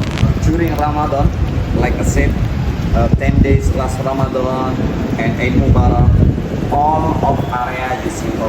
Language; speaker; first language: English; non-native, learner; Indonesian